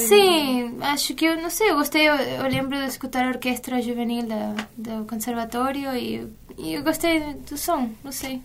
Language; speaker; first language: Portuguese; non-native, fluent; Spanish